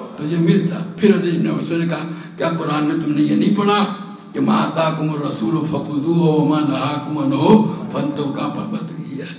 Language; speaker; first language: Urdu; native; Urdu